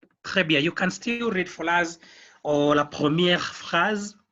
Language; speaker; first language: French; non-native, fluent; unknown